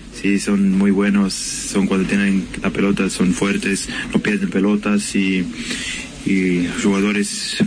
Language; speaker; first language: Spanish; non-native, fluent; French